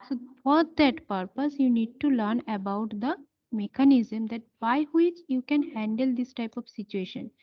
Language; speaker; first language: English; non-native, local second language; Bangla